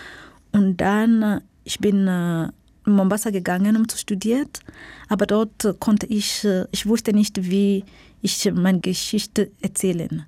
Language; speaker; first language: German; non-native, fluent; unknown